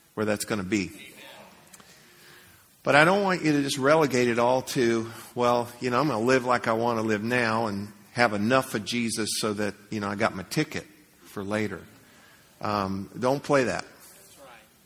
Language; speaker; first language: English; native; English